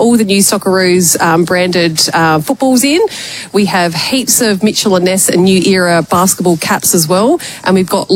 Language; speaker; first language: English; native; English